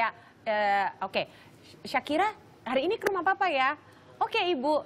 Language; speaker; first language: Indonesian; native; Indonesian